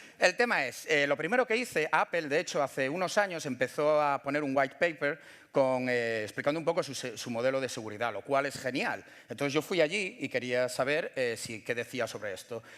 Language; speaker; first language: Spanish; native; Spanish